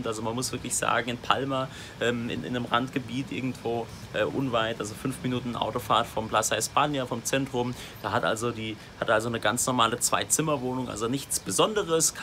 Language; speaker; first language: German; native; German